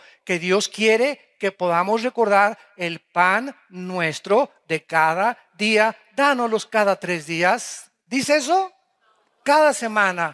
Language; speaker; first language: Spanish; native; Spanish